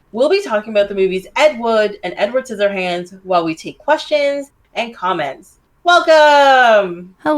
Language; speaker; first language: English; native; English